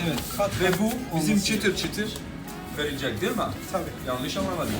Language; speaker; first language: Turkish; non-native, learner; French